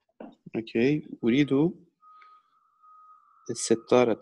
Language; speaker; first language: Arabic; non-native, learner; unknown